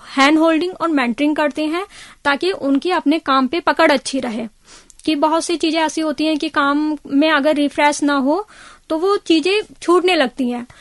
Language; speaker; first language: Hindi; native; Hindi